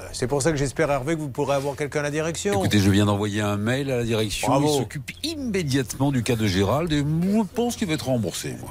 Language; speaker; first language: French; native; French